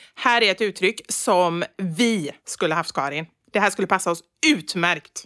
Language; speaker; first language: Swedish; native; Swedish